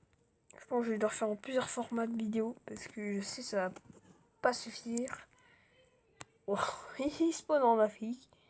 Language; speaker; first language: French; native; French